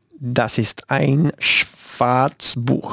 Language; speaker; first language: German; non-native, learner; Spanish